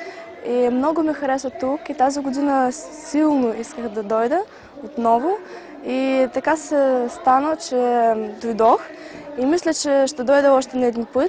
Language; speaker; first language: Bulgarian; early bilingual, heritage; Bulgarian